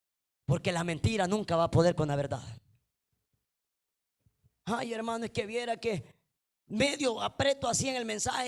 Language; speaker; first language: Spanish; native; Spanish